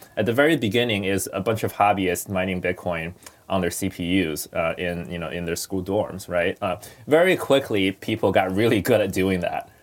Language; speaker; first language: English; non-native, fluent; Chinese